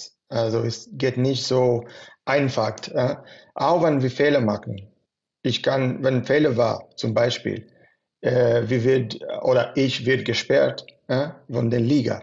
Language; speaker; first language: German; non-native, fluent; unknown